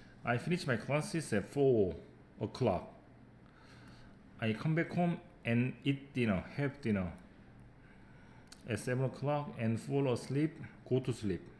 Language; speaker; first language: English; non-native, fluent; Korean